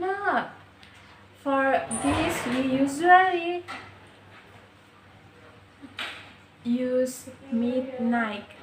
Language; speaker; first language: English; non-native, learner; Indonesian